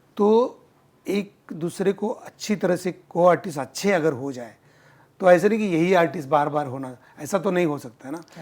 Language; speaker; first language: Hindi; non-native, local second language; Marathi